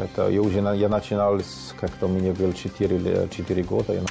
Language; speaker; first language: Russian; non-native, learner; German